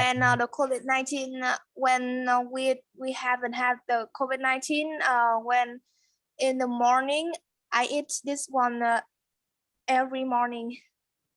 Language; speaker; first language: English; non-native, learner; Vietnamese